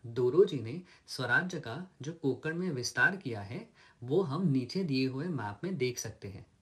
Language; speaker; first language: Hindi; non-native, local second language; Marathi